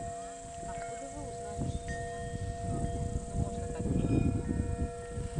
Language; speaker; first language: Russian; native; Russian